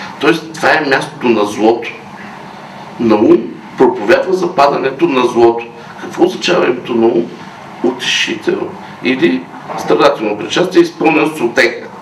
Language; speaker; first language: Bulgarian; native; Bulgarian